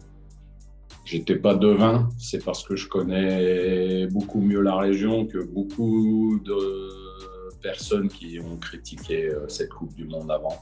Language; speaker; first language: French; native; French